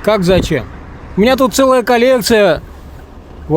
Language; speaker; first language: Russian; native; Russian